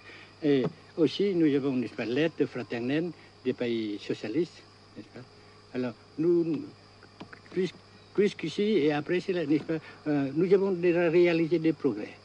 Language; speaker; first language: French; non-native, fluent; Vietnamese